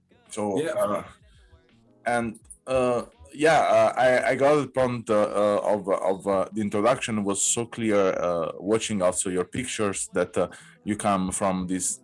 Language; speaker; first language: English; non-native, fluent; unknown